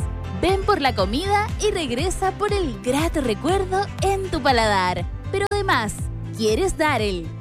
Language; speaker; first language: Spanish; native; Spanish